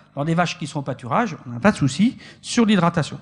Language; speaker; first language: French; native; French